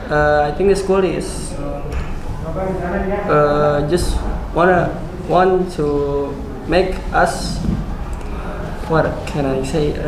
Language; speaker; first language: English; non-native, learner; Indonesian